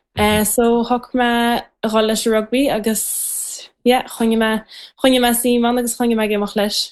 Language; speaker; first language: Irish; native; Irish